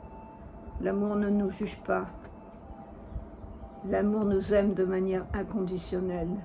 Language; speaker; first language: French; native; French